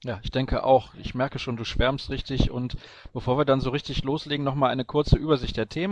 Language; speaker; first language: German; native; German